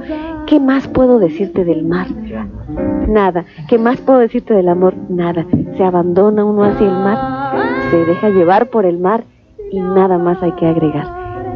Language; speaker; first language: Spanish; native; Spanish